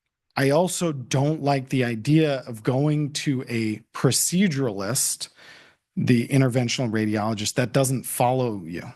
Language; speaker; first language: English; native; English